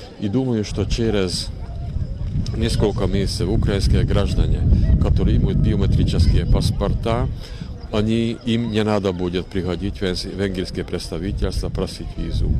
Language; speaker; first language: Russian; non-native, learner; Hungarian